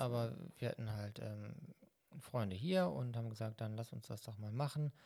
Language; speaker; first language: German; native; German